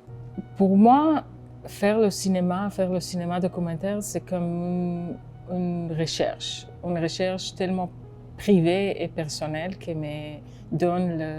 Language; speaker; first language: French; non-native, fluent; Hebrew